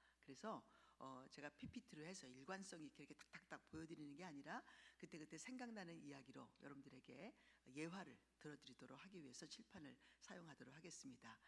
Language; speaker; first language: Korean; early bilingual, heritage; Korean